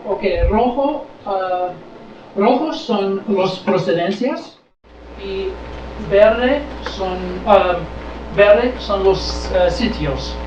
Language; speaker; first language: Spanish; non-native, learner; English